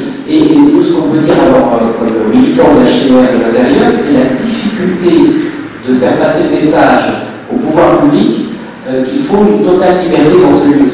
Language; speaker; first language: French; native; French